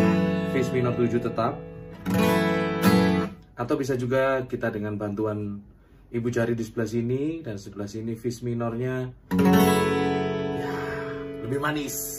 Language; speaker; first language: Indonesian; native; Indonesian